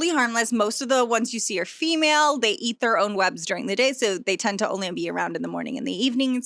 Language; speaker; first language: English; native; English